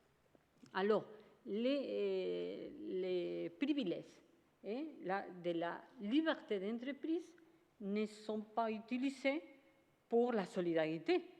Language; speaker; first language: French; non-native, fluent; Spanish